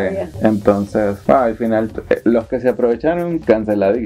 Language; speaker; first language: Spanish; native; Spanish